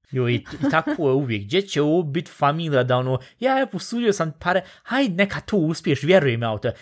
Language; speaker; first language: Bosnian; early bilingual, heritage; Bosnian